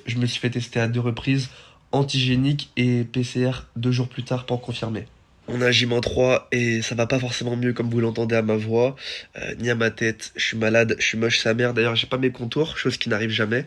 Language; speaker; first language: French; native; French